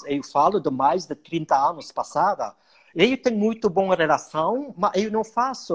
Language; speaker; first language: Portuguese; non-native, learner; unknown